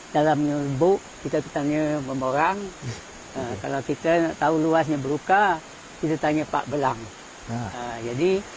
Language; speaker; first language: Malay; native; Malay